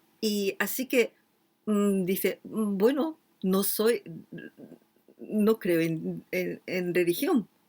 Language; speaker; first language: Spanish; non-native, fluent; Japanese